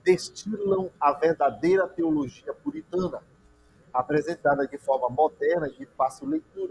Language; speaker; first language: Portuguese; native; Portuguese